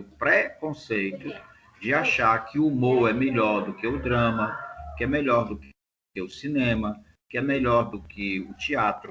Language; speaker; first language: Portuguese; native; Portuguese